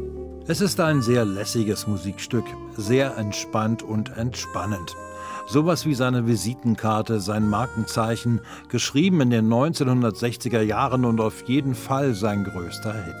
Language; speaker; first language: German; native; German